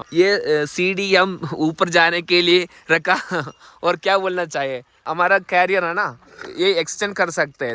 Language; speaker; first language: Hindi; non-native, local second language; Malayalam